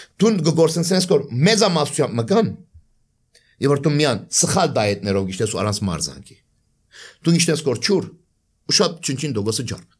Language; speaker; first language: Armenian; early bilingual, heritage; Armenian